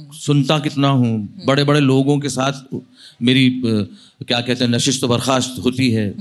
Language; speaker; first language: Hindi; non-native, local second language; Marathi